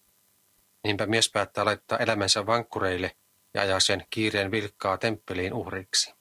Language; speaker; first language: Finnish; native; Finnish